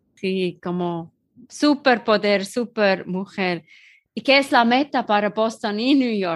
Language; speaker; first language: Spanish; non-native, learner; German